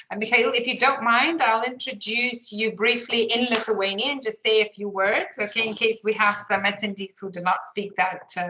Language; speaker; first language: English; non-native, fluent; Lithuanian